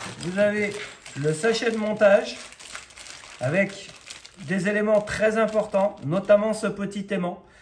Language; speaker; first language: French; native; French